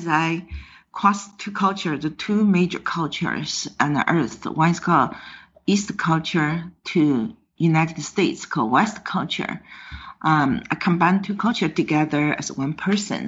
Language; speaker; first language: English; non-native, fluent; Chinese